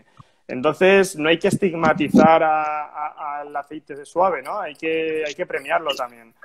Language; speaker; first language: Spanish; native; Spanish